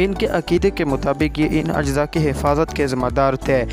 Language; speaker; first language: Urdu; native; Urdu